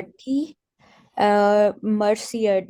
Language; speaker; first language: French; non-native, learner; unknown